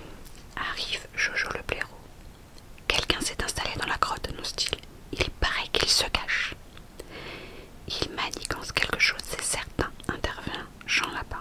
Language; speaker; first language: French; native; French